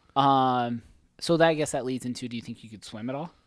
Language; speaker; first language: English; native; English